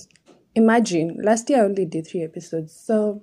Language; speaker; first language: English; non-native, local second language; Swahili